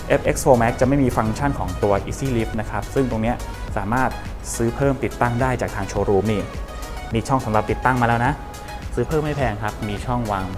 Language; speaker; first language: Thai; native; Thai